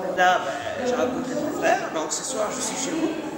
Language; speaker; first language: French; native; French